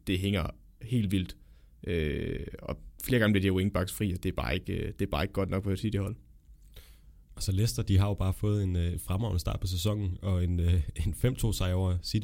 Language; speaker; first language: Danish; native; Danish